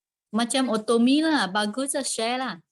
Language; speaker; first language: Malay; non-native, local second language; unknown